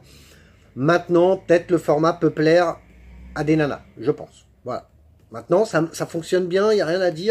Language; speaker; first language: French; native; French